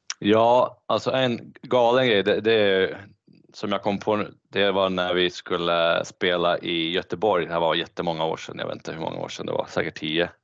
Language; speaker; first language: Swedish; early bilingual, other home language; Bosnian